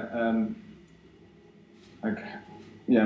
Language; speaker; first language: English; native; English